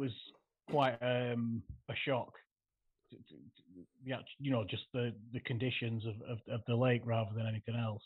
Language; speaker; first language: English; native; English